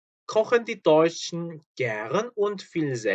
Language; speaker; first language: German; non-native, fluent; Korean